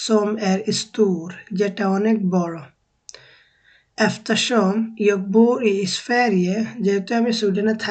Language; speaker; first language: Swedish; non-native, fluent; Bangla